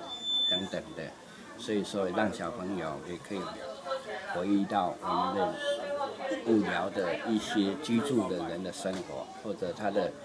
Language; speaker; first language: Chinese; native; Chinese